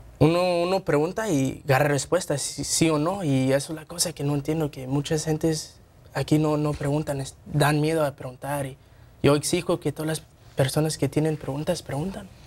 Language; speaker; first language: Spanish; early bilingual, heritage; Spanish